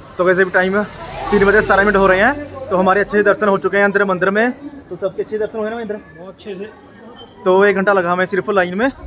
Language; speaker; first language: Hindi; non-native, local second language; Punjabi